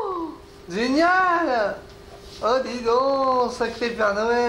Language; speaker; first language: French; native; French